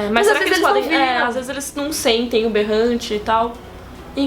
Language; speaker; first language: Portuguese; native; Portuguese